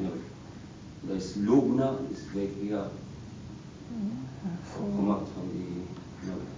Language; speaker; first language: Dutch; non-native, learner; Arabic